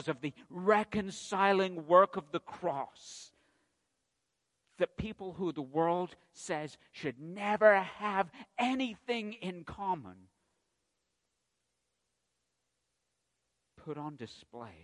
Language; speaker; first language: English; native; English